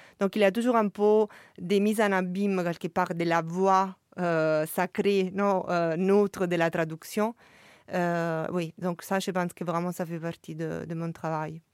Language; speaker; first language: French; non-native, fluent; Italian